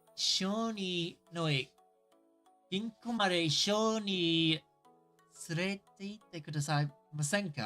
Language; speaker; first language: Japanese; non-native, learner; English